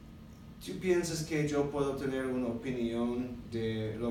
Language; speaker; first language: Spanish; non-native, learner; English